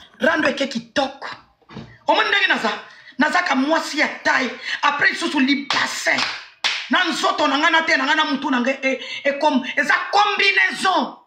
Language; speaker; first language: Lingala; non-native, local second language; Swahili